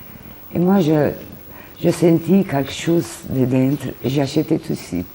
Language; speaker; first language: French; non-native, learner; Italian